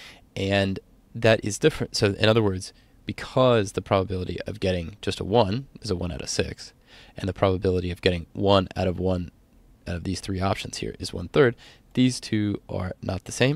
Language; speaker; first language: English; native; English